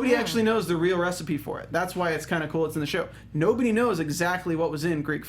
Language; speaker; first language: English; native; English